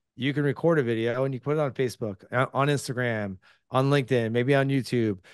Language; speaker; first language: English; native; English